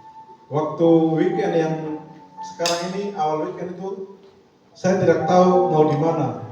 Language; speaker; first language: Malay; non-native, local second language; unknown